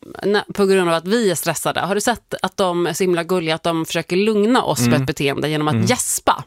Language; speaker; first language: Swedish; native; Swedish